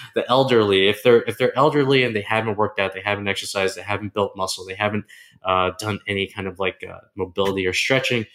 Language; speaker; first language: English; native; English